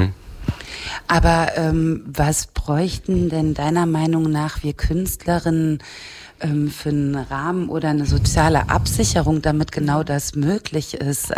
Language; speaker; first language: German; native; German